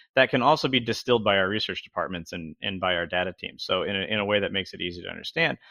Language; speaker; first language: English; native; English